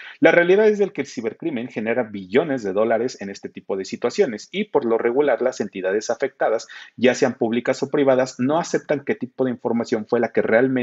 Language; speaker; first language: Spanish; native; Spanish